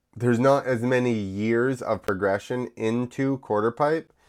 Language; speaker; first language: English; early bilingual, other home language; Italian